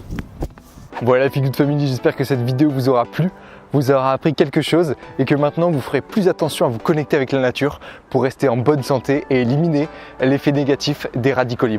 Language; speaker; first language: French; native; French